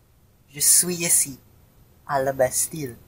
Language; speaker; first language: French; non-native, learner; English